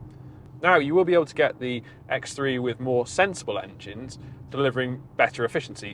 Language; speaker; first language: English; native; English